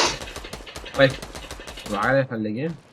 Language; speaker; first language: French; native; French